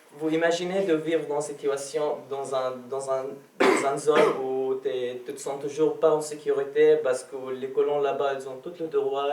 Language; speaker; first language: French; non-native, fluent; Arabic